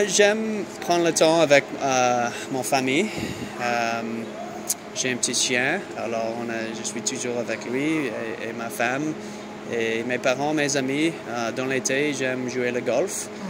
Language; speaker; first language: French; non-native, learner; English